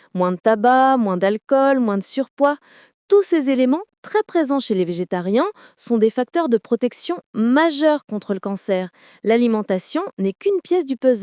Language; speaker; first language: French; native; French